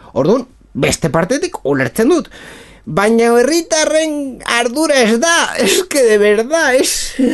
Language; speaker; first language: Basque; non-native, local second language; Spanish